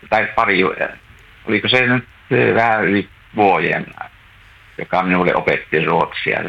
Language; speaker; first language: Finnish; native; Finnish